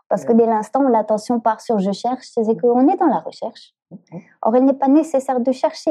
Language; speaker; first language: French; native; French